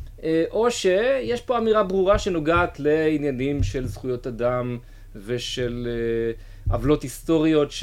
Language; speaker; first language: Hebrew; native; Hebrew